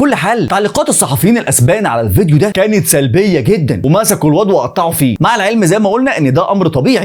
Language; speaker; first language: Arabic; native; Arabic